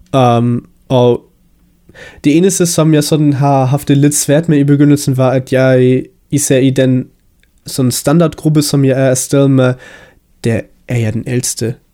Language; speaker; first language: Danish; early bilingual, heritage; Danish